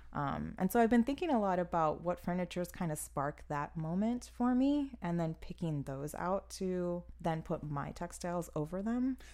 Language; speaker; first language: English; native; English